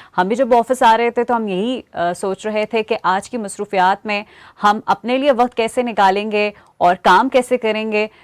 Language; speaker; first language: Urdu; native; Urdu